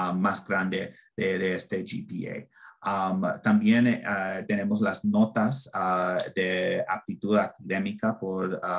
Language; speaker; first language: Spanish; early bilingual, heritage; Spanish